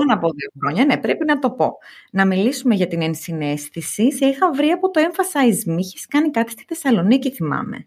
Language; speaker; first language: Greek; native; Greek